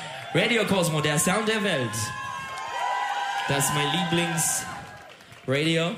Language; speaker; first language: German; non-native, learner; Turkish